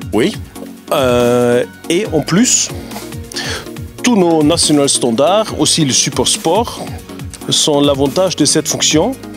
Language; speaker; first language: French; non-native, fluent; German